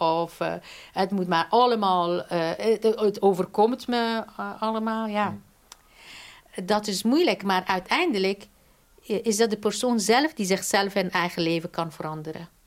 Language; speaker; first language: Dutch; non-native, fluent; Persian